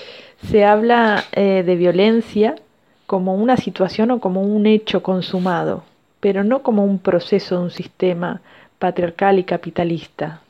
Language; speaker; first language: Spanish; native; Spanish